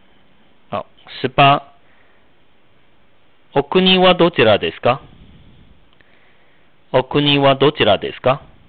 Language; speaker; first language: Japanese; non-native, fluent; Chinese